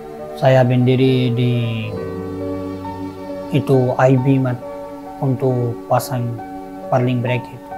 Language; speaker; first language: Indonesian; non-native, learner; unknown